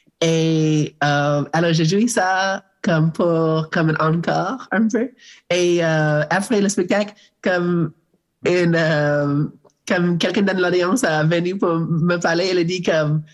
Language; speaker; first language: French; non-native, learner; English